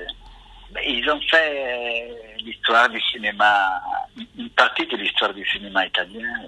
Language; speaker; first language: French; non-native, fluent; Italian